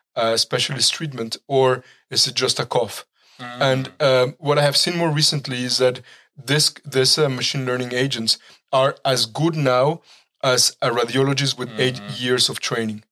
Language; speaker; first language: English; non-native, fluent; Spanish